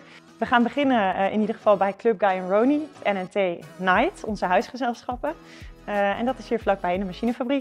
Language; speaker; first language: Dutch; native; Dutch